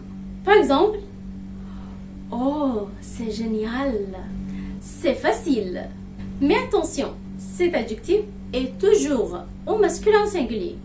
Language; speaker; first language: French; non-native, fluent; Arabic